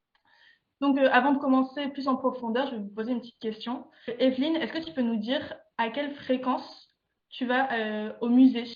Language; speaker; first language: French; native; French